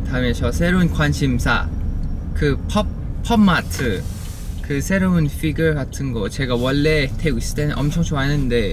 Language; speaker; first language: Korean; non-native, fluent; Thai